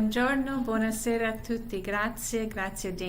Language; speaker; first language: Italian; early bilingual, heritage; Italian